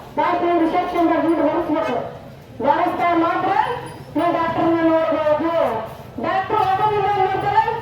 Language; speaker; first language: Kannada; native; Kannada